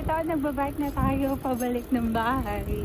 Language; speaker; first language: Filipino; native; Filipino